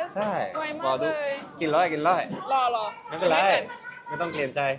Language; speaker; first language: Thai; non-native, learner; Spanish